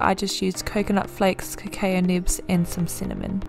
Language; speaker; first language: English; native; English